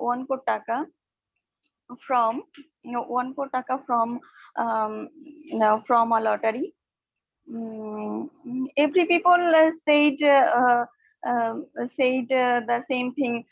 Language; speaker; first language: English; non-native, learner; Bangla